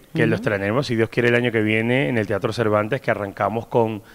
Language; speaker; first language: Spanish; native; Spanish